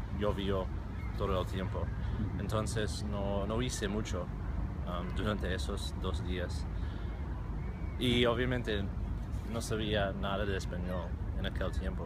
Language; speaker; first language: Spanish; non-native, fluent; English